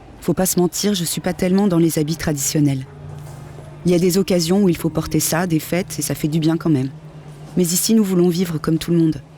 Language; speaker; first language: French; native; French